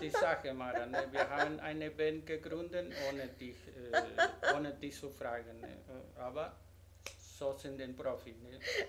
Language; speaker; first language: German; non-native, learner; Spanish